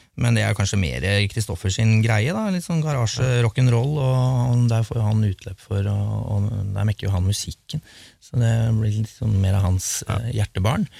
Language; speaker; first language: Norwegian; native; Norwegian